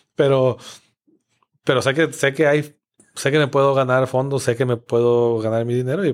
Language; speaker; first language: Spanish; native; Spanish